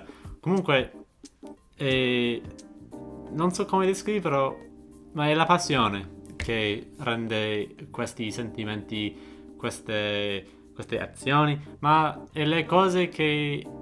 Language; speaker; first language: Italian; non-native, fluent; English